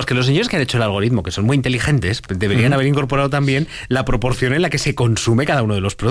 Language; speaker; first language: Spanish; native; Spanish